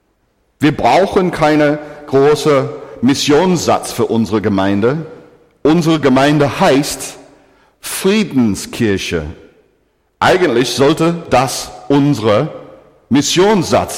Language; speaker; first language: German; non-native, fluent; English